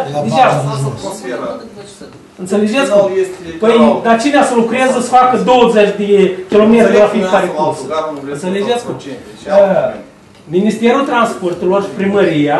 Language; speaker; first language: Romanian; native; Romanian